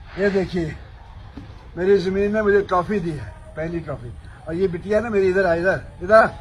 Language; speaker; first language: Hindi; non-native, local second language; Punjabi